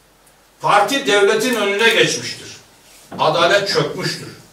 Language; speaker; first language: Turkish; native; Turkish